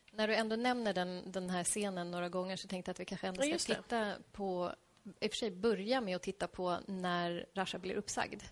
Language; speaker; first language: Swedish; native; Swedish